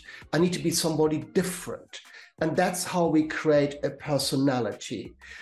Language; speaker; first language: English; non-native, fluent; German